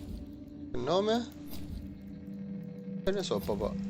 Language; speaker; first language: Italian; native; Italian